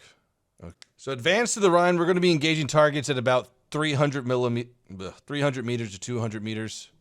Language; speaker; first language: English; native; English